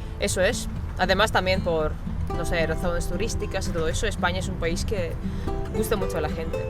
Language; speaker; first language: Spanish; non-native, fluent; Latvian